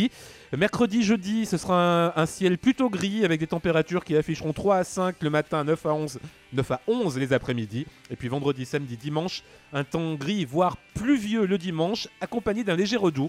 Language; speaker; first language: French; native; French